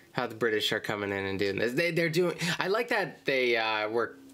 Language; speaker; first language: English; native; English